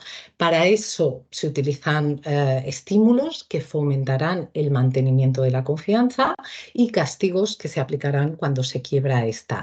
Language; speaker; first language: Spanish; native; Spanish